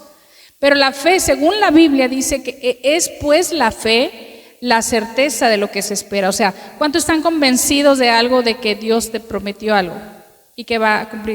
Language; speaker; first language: Spanish; native; Spanish